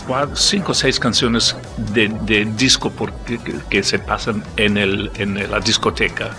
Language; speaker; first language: Spanish; non-native, learner; Italian